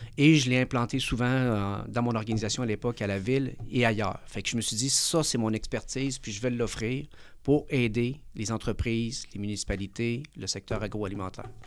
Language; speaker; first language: French; early bilingual, other home language; Spanish